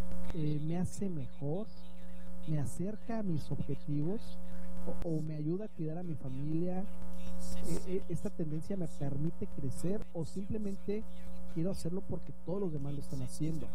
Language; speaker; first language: Spanish; native; Spanish